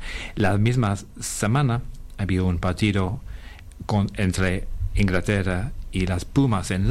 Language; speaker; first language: Spanish; non-native, fluent; English